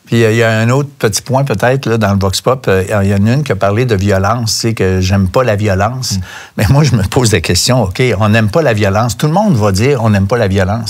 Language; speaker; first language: French; native; French